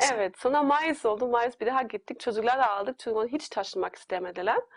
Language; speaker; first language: Turkish; non-native, fluent; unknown